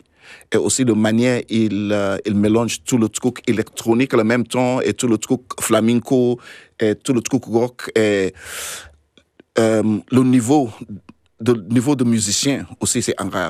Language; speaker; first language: French; non-native, learner; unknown